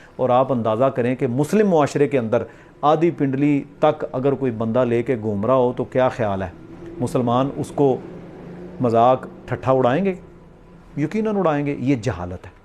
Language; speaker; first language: Urdu; non-native, local second language; Punjabi